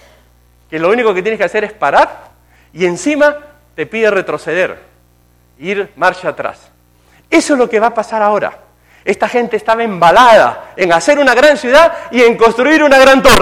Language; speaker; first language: Spanish; native; Spanish